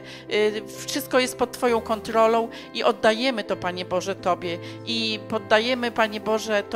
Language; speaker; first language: Polish; native; Polish